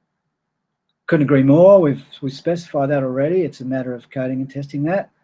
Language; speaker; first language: English; native; English